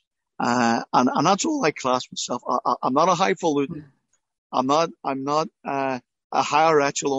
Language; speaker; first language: English; native; English